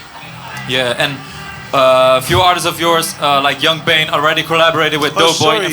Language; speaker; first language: English; non-native, fluent; Dutch